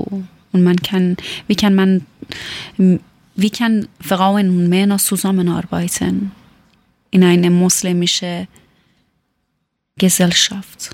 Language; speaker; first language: German; non-native, learner; Persian